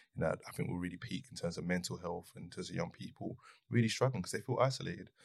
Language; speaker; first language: English; native; English